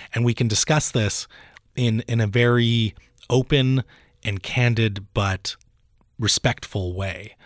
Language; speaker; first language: English; early bilingual, other home language; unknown